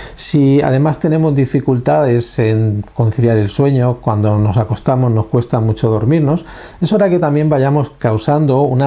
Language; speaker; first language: Spanish; native; Spanish